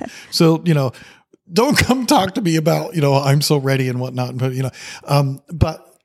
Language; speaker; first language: English; native; English